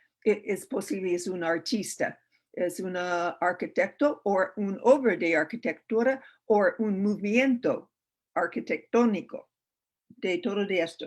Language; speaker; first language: Spanish; non-native, learner; English